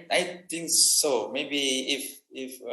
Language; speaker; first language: English; non-native, fluent; Indonesian